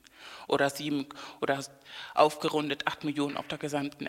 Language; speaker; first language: German; non-native, fluent; Spanish